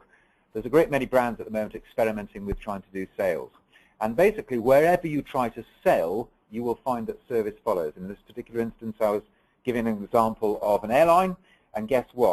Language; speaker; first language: English; native; English